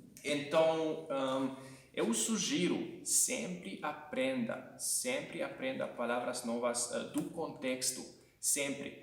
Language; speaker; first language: Portuguese; non-native, fluent; Hungarian